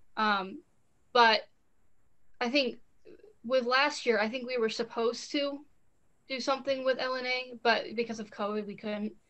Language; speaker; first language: English; native; English